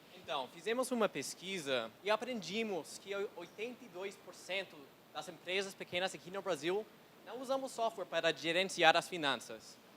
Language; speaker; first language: Portuguese; non-native, learner; English